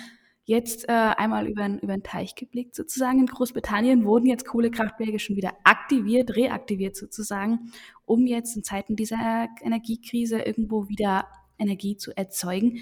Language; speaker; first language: German; native; German